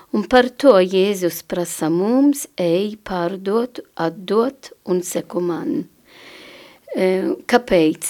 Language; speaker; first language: Latvian; non-native, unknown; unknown